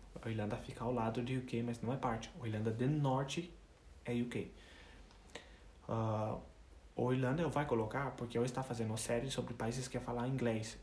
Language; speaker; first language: Portuguese; non-native, fluent; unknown